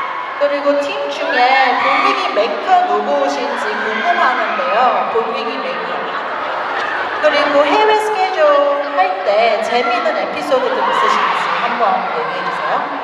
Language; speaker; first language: Korean; non-native, fluent; Cantonese